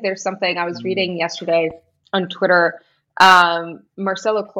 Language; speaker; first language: English; non-native, fluent; Spanish